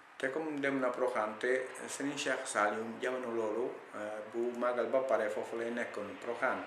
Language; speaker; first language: Wolof; non-native, fluent; Italian